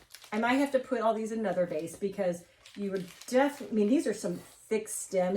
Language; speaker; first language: English; native; English